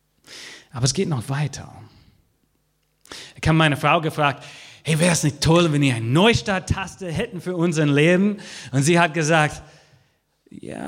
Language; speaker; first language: German; non-native, fluent; English